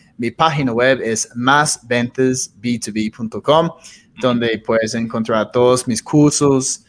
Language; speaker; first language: Spanish; non-native, fluent; English